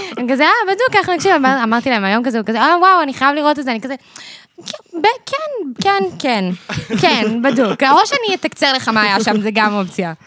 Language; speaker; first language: Hebrew; early bilingual, other home language; English